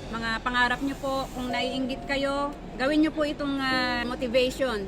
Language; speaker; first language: Filipino; native; Filipino